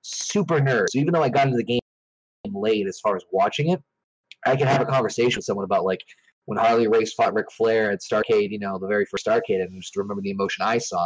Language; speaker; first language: English; native; English